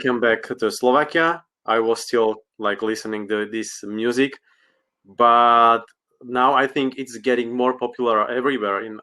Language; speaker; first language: English; non-native, learner; Slovak